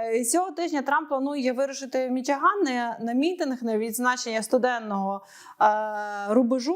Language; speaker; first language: Ukrainian; native; Ukrainian